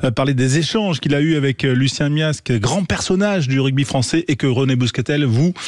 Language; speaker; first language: French; native; French